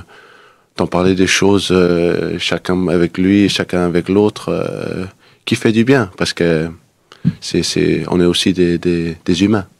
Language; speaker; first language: French; non-native, fluent; Danish